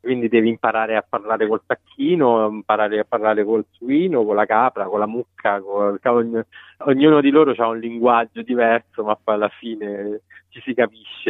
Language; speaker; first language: Italian; native; Italian